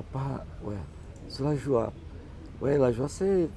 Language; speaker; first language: French; non-native, learner; Portuguese